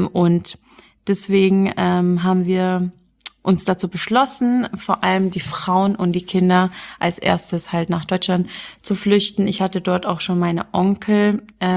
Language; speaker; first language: German; early bilingual, other home language; Arabic